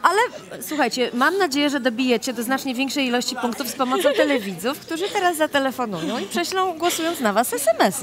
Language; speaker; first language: Polish; native; Polish